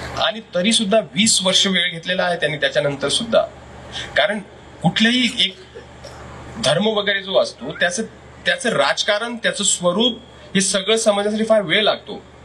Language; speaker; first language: Marathi; non-native, local second language; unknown